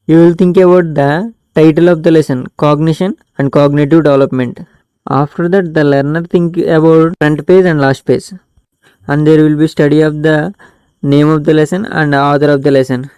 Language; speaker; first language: English; non-native, local second language; Telugu